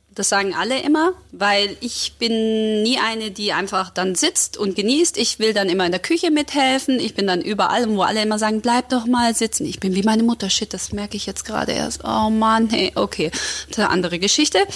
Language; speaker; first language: German; early bilingual, other home language; Croatian